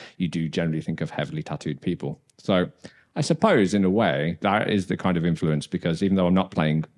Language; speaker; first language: English; native; English